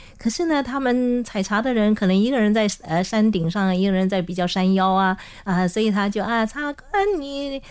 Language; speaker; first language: Chinese; non-native, local second language; Hakka Chinese